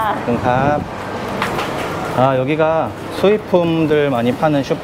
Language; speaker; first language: Korean; native; Korean